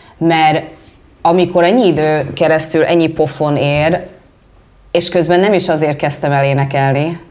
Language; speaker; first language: Hungarian; early bilingual, heritage; Hungarian